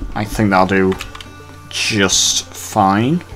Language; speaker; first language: English; native; English